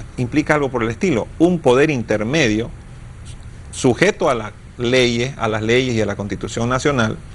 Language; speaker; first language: Spanish; native; Spanish